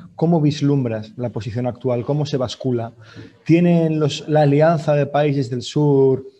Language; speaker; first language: Spanish; native; Spanish